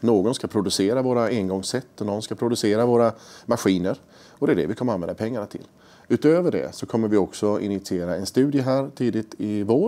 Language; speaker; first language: Swedish; native; Swedish